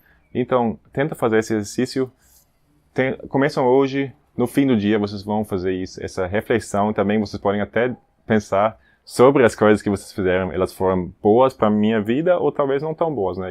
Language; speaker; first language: Portuguese; non-native, fluent; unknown